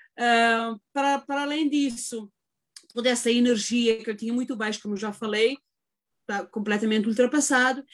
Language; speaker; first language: Portuguese; native; Portuguese